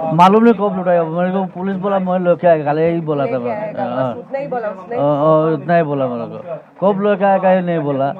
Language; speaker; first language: Hindi; non-native, local second language; Bangla